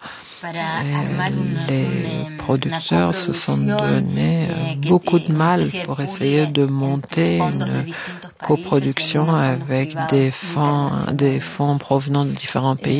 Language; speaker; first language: French; non-native, fluent; Spanish